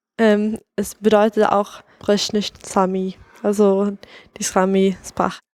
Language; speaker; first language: German; non-native, fluent; Swedish